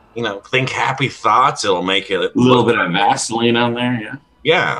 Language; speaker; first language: English; native; English